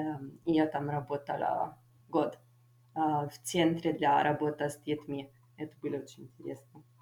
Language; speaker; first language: Russian; non-native, fluent; Italian